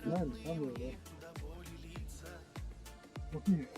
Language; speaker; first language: Russian; native; Russian